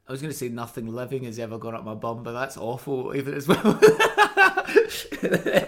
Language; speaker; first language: English; native; English